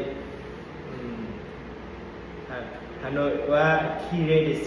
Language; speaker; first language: Japanese; non-native, learner; Vietnamese